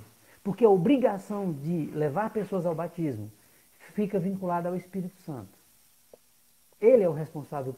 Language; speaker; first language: Portuguese; native; Portuguese